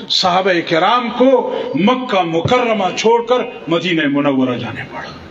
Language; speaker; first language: Urdu; non-native, local second language; Pashto